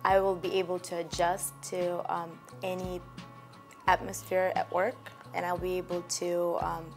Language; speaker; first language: English; non-native, fluent; Russian